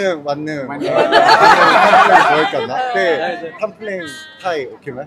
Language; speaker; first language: Thai; non-native, learner; Korean